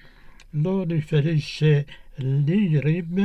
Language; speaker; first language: Italian; non-native, fluent; Persian